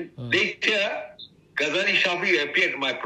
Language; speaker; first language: English; non-native, local second language; Tamil